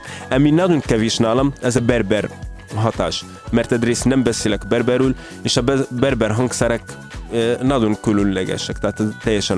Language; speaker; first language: Hungarian; non-native, learner; Arabic